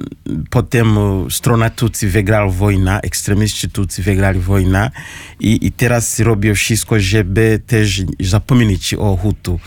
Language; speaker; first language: Polish; non-native, learner; Kinyarwanda